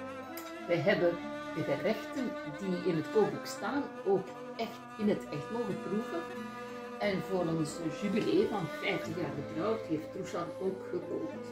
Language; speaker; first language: Dutch; native; Dutch